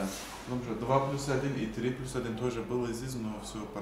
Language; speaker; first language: Russian; non-native, learner; Turkish